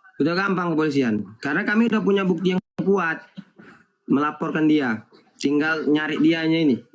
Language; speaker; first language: Indonesian; native; Indonesian